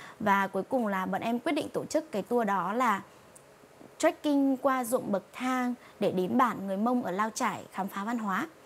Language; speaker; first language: Vietnamese; non-native, local second language; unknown